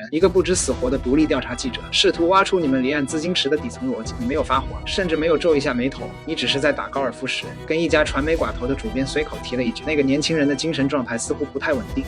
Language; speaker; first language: Chinese; native; Chinese